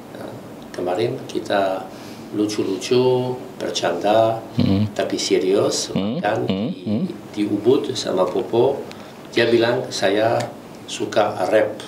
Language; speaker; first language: Indonesian; non-native, learner; Italian